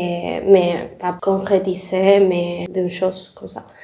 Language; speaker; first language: French; non-native, learner; Spanish